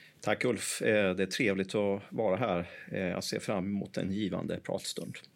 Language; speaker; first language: Swedish; early bilingual, other home language; Persian